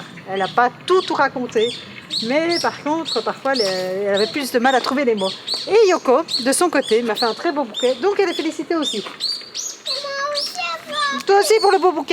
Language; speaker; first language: French; native; French